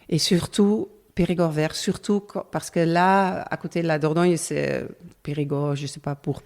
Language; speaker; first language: French; non-native, learner; Dutch